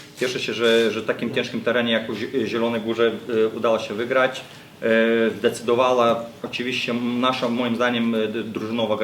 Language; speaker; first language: Polish; non-native, fluent; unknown